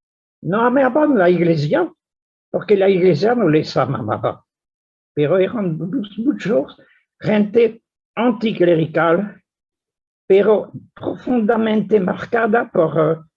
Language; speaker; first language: Spanish; non-native, fluent; French